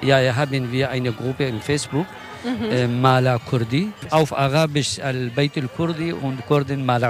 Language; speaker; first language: German; non-native, learner; Kurdish